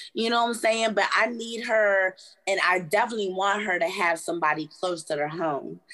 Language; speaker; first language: English; native; English